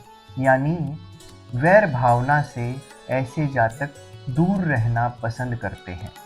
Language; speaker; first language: Hindi; native; Hindi